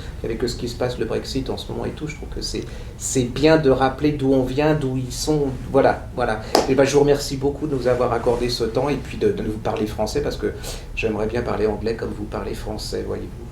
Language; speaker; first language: French; native; French